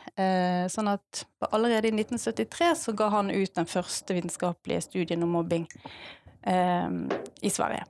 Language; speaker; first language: Norwegian; native; Norwegian